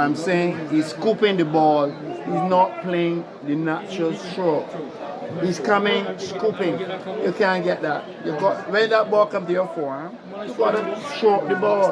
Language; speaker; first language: English; native; English